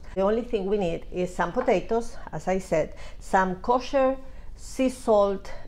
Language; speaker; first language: English; non-native, fluent; Spanish